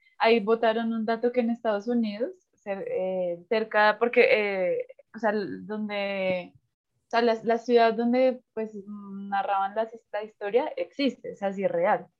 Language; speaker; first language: Spanish; native; Spanish